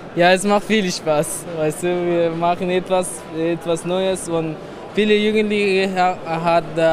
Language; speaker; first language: German; non-native, learner; Persian